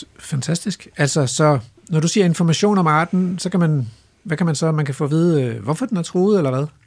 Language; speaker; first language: Danish; native; Danish